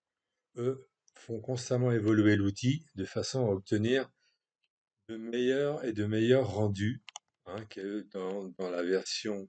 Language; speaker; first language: French; native; French